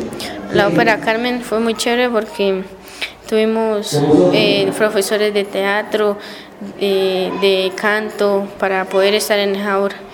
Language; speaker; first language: Spanish; native; Spanish